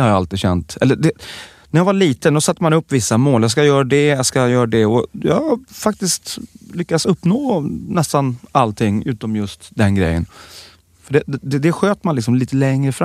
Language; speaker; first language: Swedish; native; Swedish